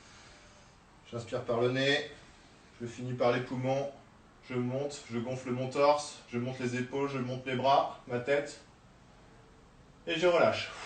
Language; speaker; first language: French; native; French